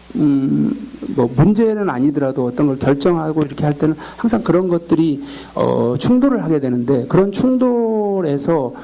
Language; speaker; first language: Korean; native; Korean